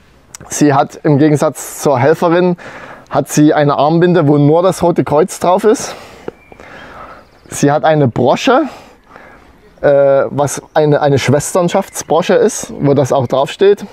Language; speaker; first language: German; native; German